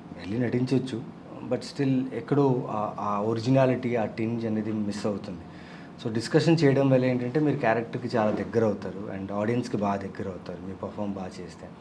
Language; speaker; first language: Telugu; non-native, local second language; Tamil